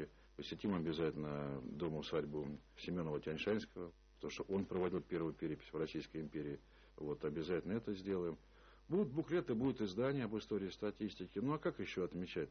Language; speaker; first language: Russian; native; Russian